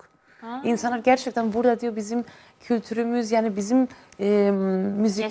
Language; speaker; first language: Turkish; non-native, fluent; Greek